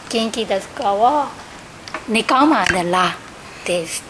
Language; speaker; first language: Japanese; non-native, fluent; Burmese